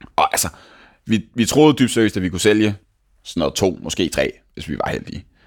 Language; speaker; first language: Danish; native; Danish